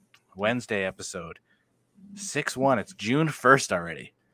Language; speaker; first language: English; native; English